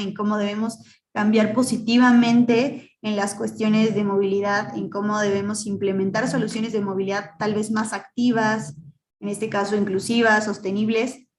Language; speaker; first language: Spanish; native; Spanish